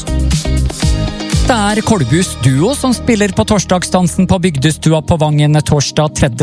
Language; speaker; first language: Norwegian; native; Norwegian